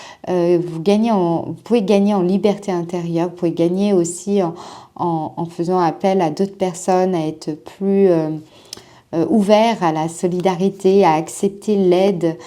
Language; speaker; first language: French; native; French